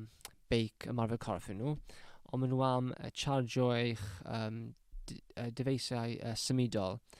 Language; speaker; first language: Welsh; non-native, local second language; English